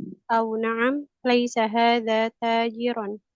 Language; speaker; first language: Arabic; non-native, learner; Indonesian